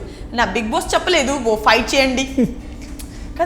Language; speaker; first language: Telugu; non-native, learner; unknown